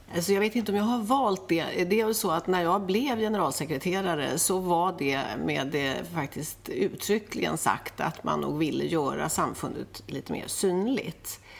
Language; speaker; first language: Swedish; native; Swedish